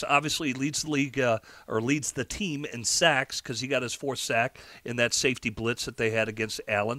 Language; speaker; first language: English; native; English